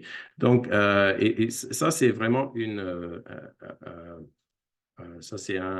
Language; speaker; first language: French; non-native, fluent; English